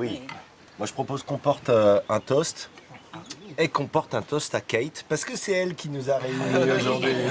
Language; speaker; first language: French; native; French